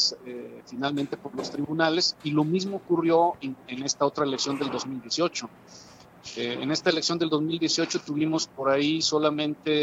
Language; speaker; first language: Spanish; native; Spanish